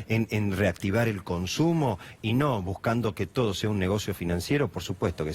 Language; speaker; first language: Spanish; native; Spanish